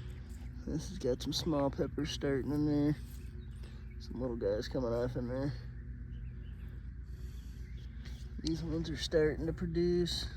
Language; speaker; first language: English; native; English